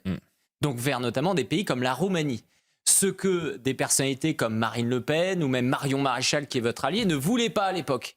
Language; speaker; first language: French; native; French